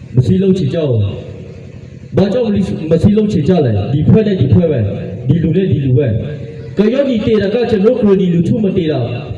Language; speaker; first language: Burmese; non-native, local second language; Western Kayah